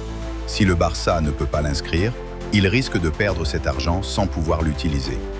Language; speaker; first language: French; native; French